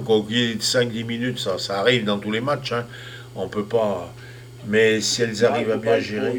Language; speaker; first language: French; native; French